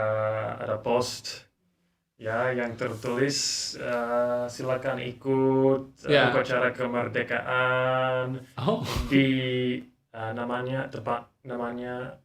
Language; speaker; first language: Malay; non-native, learner; English